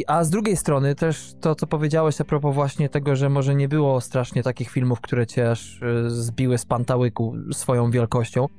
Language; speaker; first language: Polish; native; Polish